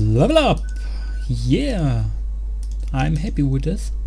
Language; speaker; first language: English; non-native, learner; German